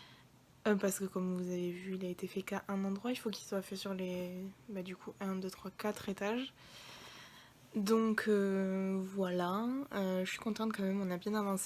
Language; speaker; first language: French; native; French